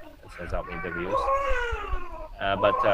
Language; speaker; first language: English; non-native, learner; Vietnamese